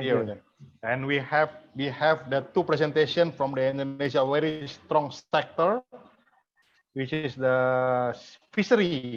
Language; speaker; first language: English; non-native, fluent; Indonesian